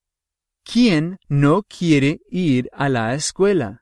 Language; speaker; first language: Spanish; non-native, fluent; English